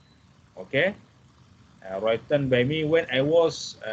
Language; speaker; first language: English; non-native, fluent; Malay